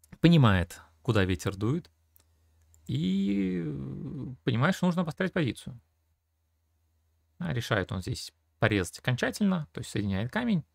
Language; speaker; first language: Russian; native; Russian